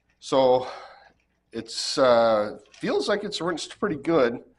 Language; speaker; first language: English; native; English